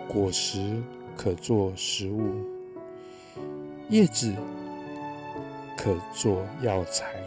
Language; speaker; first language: Chinese; native; Chinese